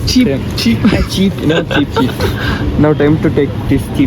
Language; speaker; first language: English; non-native, local second language; Kannada